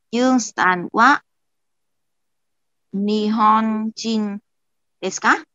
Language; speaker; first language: Japanese; non-native, learner; Vietnamese